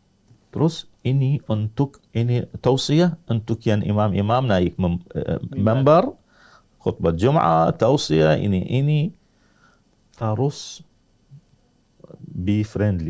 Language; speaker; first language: Indonesian; non-native, learner; Arabic